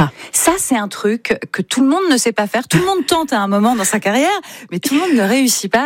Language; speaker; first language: French; native; French